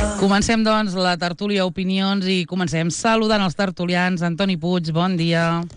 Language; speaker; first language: Catalan; native; Catalan